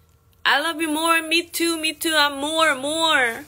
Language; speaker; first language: English; non-native, learner; Korean